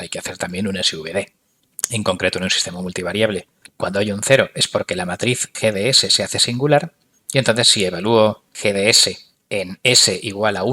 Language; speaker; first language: Spanish; native; Spanish